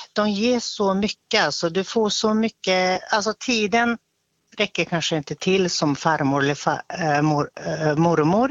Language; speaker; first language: Swedish; native; Swedish